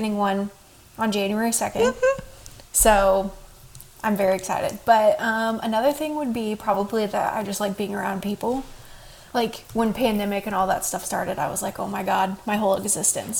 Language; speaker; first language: English; native; English